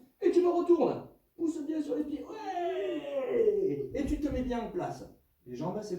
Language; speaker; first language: French; native; French